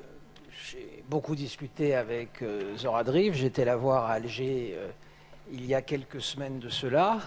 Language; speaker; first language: French; native; French